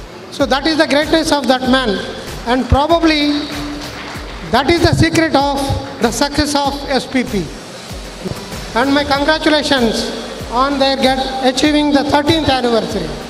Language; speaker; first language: English; non-native, local second language; Telugu